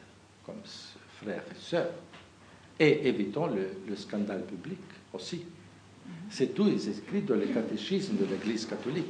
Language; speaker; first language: French; non-native, fluent; German